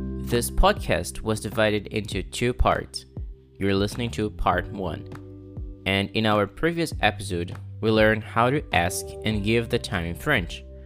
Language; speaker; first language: English; non-native, fluent; Portuguese